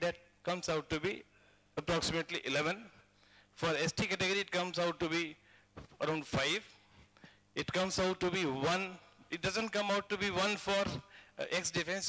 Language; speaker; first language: English; non-native, local second language; Hindi